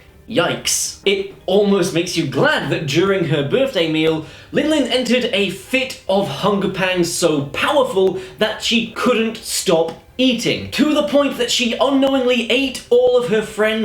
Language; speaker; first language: English; native; English